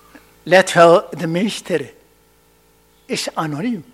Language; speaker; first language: Dutch; non-native, fluent; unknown